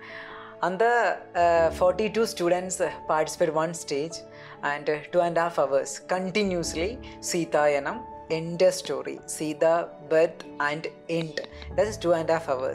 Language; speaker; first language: Tamil; non-native, learner; Malayalam